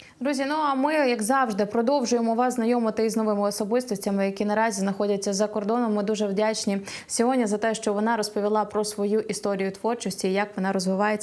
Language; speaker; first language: Ukrainian; native; Ukrainian